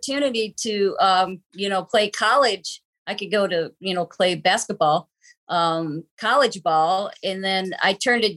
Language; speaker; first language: English; native; English